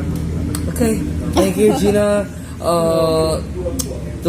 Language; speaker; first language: English; non-native, learner; Indonesian